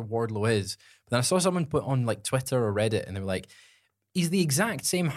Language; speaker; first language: English; native; English